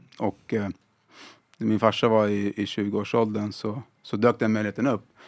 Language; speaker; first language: Swedish; early bilingual, other home language; Arabic